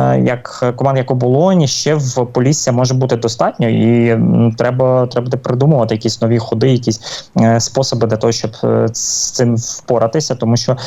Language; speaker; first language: Ukrainian; native; Ukrainian